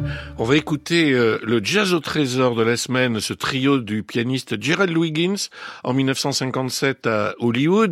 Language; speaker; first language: French; native; French